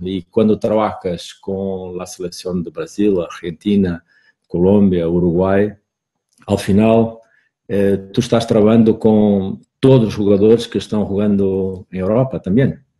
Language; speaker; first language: Spanish; non-native, fluent; Portuguese